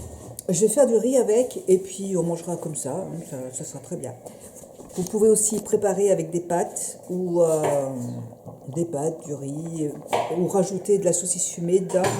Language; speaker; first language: French; native; French